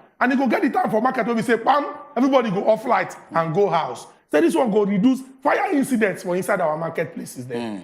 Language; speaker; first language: Nigerian Pidgin; native; Nigerian Pidgin